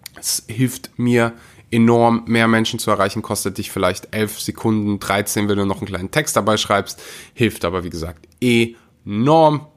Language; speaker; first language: German; early bilingual, other home language; Russian